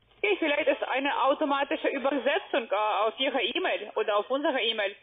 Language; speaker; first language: German; non-native, learner; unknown